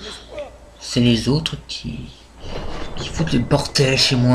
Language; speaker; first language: French; native; French